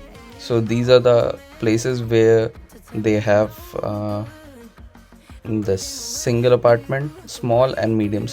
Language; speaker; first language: English; non-native, local second language; Hindi